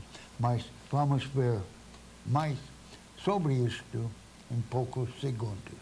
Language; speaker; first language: Portuguese; non-native, fluent; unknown